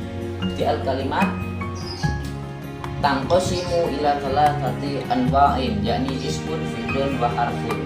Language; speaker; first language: Arabic; non-native, fluent; Indonesian